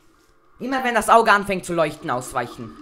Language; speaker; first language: German; native; German